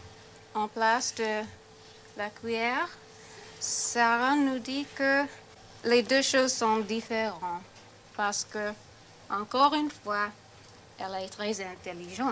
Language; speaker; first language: French; non-native, learner; English